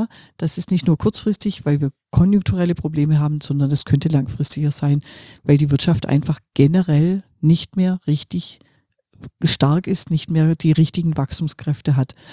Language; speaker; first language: German; native; German